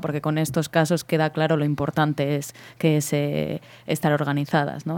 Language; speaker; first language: Spanish; native; Spanish